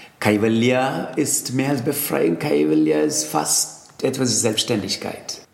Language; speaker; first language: German; non-native, fluent; Tamil